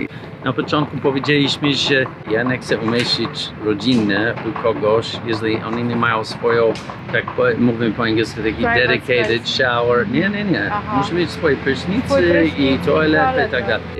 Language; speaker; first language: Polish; non-native, fluent; English